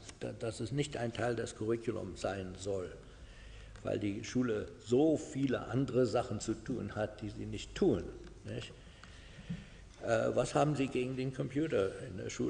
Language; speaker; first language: German; non-native, fluent; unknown